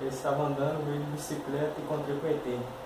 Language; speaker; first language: Portuguese; native; Portuguese